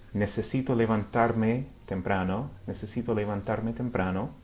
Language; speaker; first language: Spanish; non-native, fluent; English